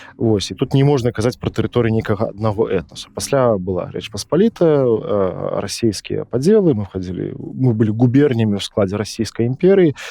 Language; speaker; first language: Belarusian; non-native, local second language; Russian